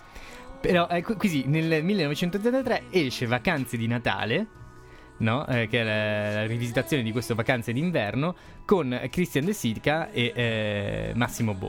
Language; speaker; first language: Italian; native; Italian